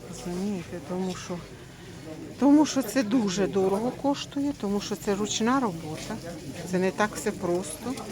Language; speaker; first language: Ukrainian; native; Ukrainian